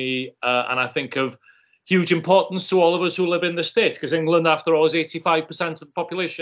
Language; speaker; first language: English; native; English